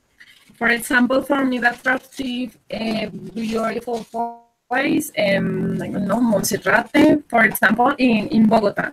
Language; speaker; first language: English; non-native, learner; Spanish